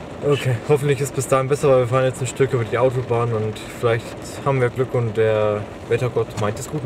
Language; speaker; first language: German; native; German